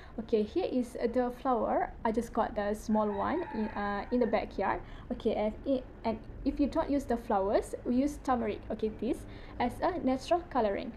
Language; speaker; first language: English; non-native, local second language; Malay